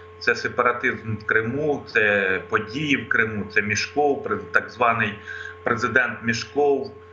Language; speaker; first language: Ukrainian; non-native, local second language; Russian